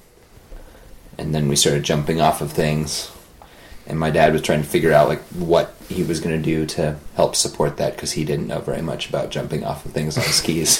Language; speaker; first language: English; native; English